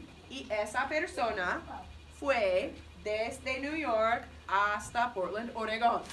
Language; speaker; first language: Spanish; non-native, fluent; English